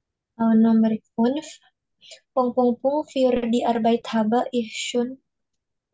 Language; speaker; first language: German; non-native, learner; Indonesian